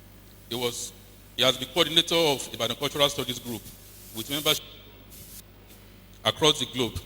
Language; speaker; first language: English; non-native, local second language; Yoruba